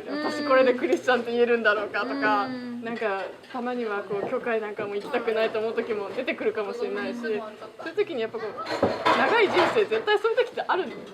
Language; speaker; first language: Japanese; native; Japanese